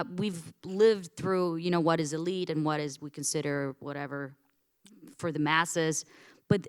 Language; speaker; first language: English; non-native, fluent; Bulgarian